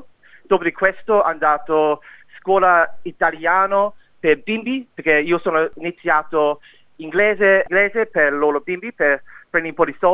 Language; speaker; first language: Italian; non-native, learner; English